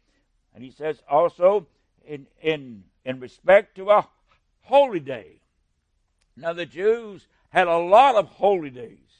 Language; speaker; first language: English; native; English